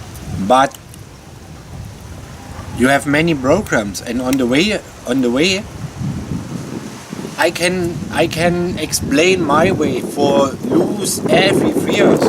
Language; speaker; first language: English; non-native, learner; German